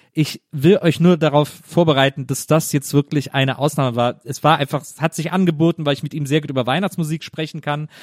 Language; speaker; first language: German; native; German